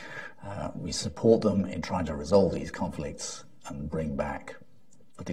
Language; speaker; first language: English; native; English